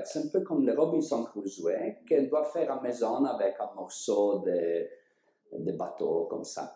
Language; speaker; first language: French; non-native, learner; Italian